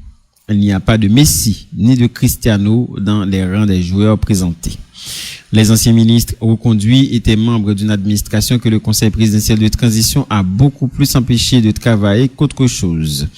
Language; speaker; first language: French; non-native, local second language; Haitian Creole